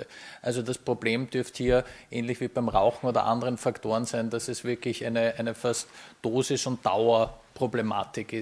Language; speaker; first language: German; native; German